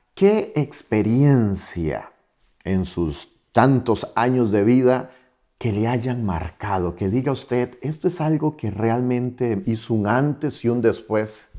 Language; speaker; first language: Spanish; native; Spanish